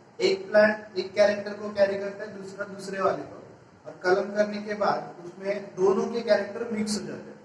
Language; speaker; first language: Hindi; non-native, local second language; Marathi